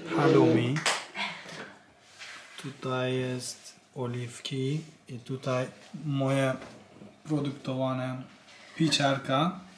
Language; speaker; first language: Polish; non-native, learner; Turkish